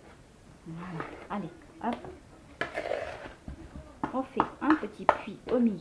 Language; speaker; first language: French; native; French